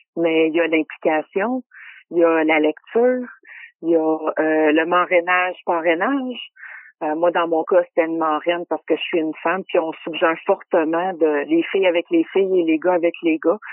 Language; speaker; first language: French; native; French